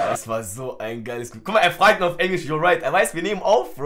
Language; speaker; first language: German; early bilingual, other home language; Turkish